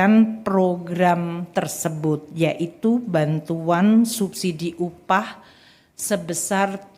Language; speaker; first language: Indonesian; native; Indonesian